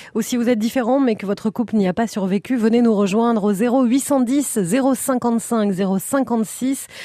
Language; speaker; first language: French; native; French